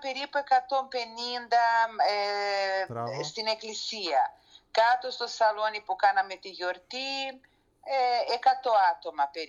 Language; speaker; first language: Greek; early bilingual, heritage; Greek